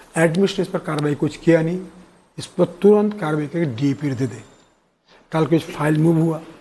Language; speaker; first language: Hindi; non-native, local second language; Bangla